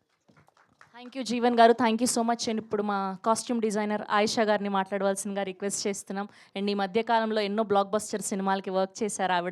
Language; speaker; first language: Telugu; native; Telugu